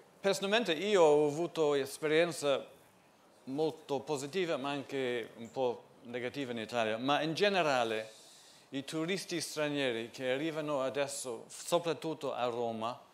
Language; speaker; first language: Italian; non-native, fluent; English